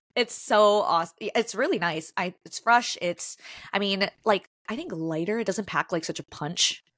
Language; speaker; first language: English; native; English